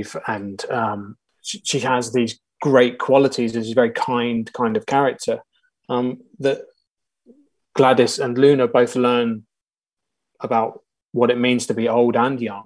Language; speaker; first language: English; native; English